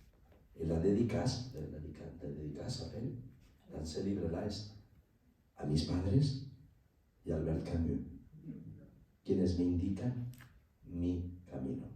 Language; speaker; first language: French; non-native, learner; Spanish